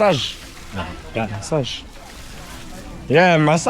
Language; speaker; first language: English; non-native, learner; French